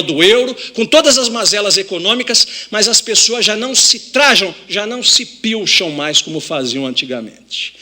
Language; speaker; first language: Portuguese; native; Portuguese